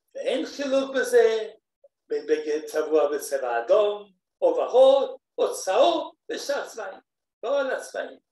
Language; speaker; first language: Hebrew; non-native, fluent; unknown